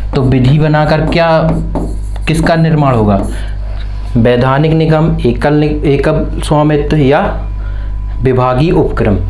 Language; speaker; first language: Hindi; native; Hindi